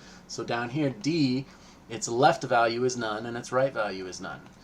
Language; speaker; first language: English; native; English